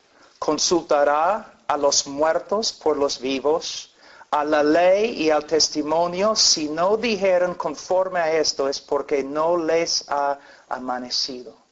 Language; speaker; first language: Spanish; non-native, fluent; English